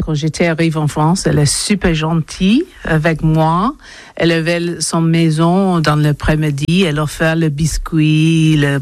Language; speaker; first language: French; non-native, learner; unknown